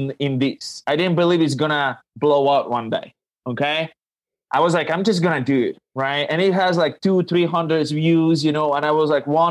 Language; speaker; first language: English; non-native, fluent; Ukrainian